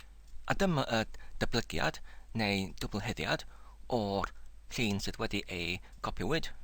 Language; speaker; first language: Welsh; non-native, learner; English